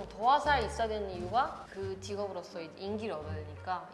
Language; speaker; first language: Korean; non-native, fluent; Chinese